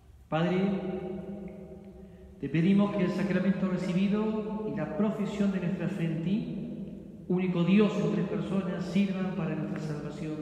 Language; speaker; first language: Spanish; native; Spanish